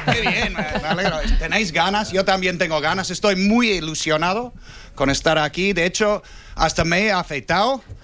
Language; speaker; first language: Spanish; non-native, fluent; English